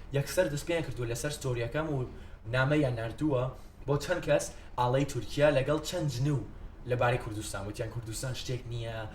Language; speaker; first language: Central Kurdish; non-native, fluent; English